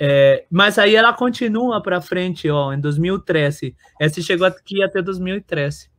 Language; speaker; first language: Portuguese; non-native, fluent; Spanish